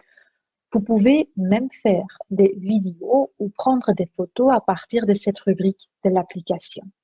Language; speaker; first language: French; non-native, local second language; Dutch